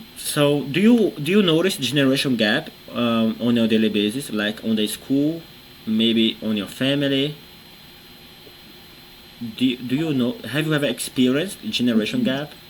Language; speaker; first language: English; non-native, fluent; Portuguese